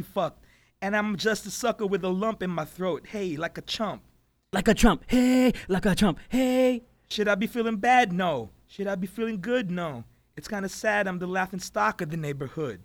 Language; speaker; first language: English; non-native, local second language; Filipino